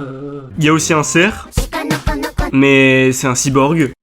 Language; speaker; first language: French; native; French